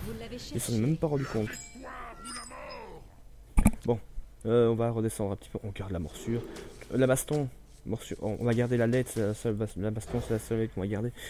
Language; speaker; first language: French; native; French